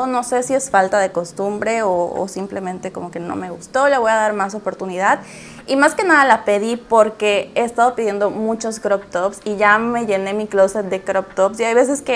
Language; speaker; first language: Spanish; native; Spanish